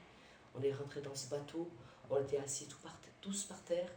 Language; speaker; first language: French; early bilingual, other home language; Arabic